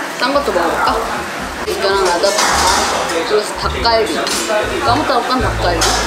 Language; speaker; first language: Indonesian; non-native, learner; Korean